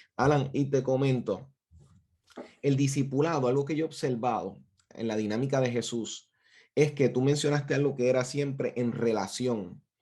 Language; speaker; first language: Spanish; native; Spanish